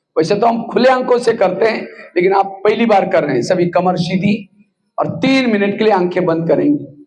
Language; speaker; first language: Hindi; non-native, local second language; Marathi